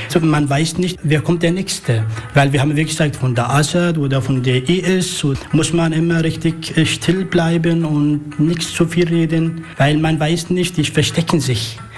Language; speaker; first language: German; non-native, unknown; Arabic